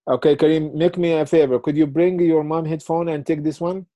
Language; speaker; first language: English; non-native, fluent; Arabic